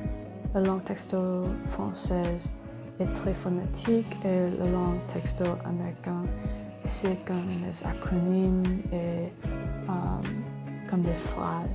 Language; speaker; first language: French; non-native, learner; English